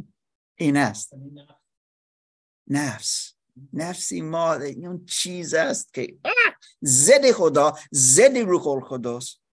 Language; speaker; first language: Persian; non-native, learner; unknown